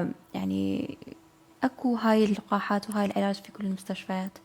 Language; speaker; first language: Arabic; native; Arabic